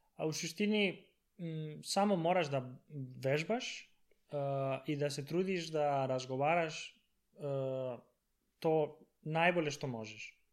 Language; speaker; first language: Serbian; non-native, learner; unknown